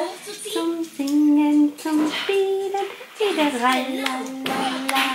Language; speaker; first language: German; native; German